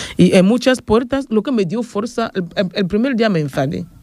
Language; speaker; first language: Spanish; non-native, fluent; French